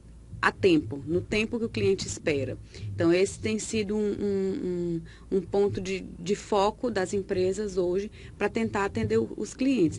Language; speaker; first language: Portuguese; native; Portuguese